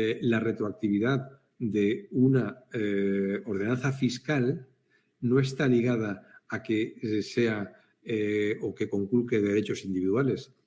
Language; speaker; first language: Spanish; native; Spanish